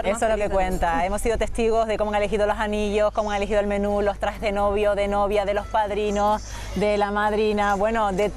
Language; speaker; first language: Spanish; native; Spanish